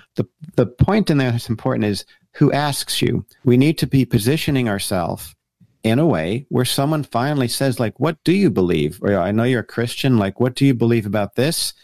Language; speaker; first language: English; native; English